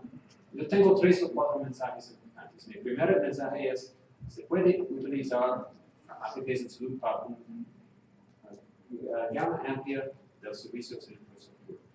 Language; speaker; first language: Spanish; non-native, fluent; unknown